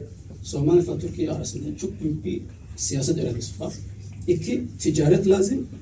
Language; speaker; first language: Turkish; non-native, learner; Somali